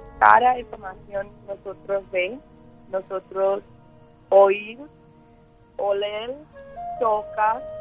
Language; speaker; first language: Spanish; non-native, learner; English